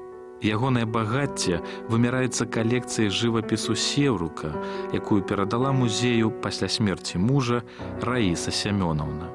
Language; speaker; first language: Belarusian; native; Belarusian